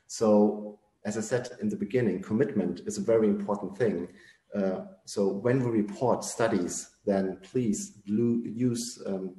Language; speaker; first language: English; non-native, fluent; German